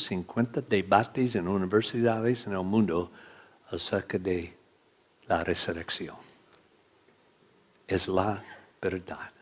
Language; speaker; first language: Spanish; non-native, learner; English